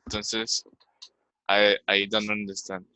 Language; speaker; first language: English; non-native, learner; Spanish